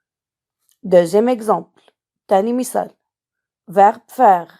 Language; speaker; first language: French; non-native, local second language; Arabic